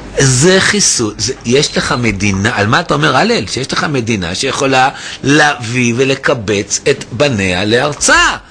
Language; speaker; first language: Hebrew; native; Hebrew